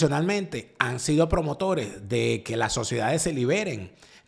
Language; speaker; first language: Spanish; native; Spanish